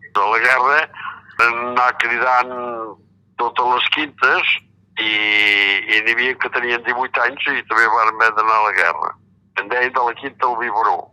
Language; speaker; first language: Catalan; native; Catalan